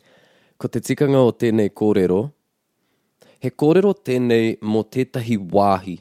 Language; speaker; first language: Māori; non-native, local second language; English